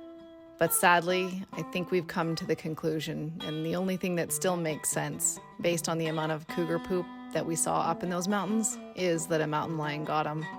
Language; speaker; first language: English; native; English